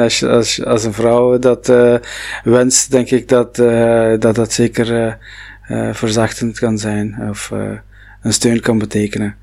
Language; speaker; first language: Dutch; non-native, local second language; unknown